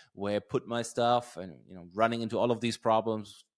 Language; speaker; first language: English; non-native, fluent; German